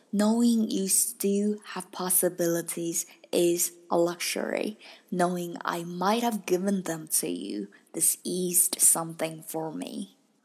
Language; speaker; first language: English; non-native, fluent; Chinese